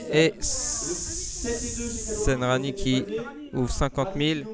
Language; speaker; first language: French; native; French